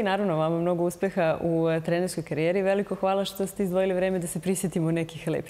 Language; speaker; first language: Serbian; native; Serbian